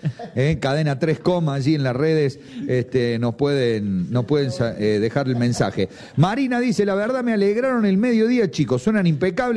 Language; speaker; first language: Spanish; native; Spanish